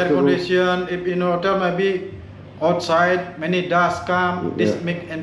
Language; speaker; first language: English; non-native, learner; Indonesian